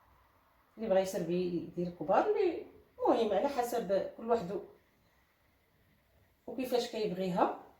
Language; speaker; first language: Arabic; native; Arabic